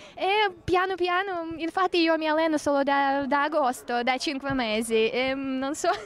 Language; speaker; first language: Italian; non-native, learner; Ukrainian